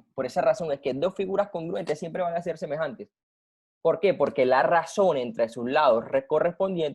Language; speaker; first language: Spanish; native; Spanish